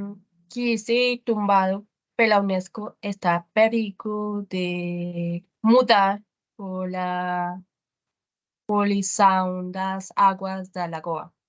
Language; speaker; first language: Portuguese; non-native, learner; Spanish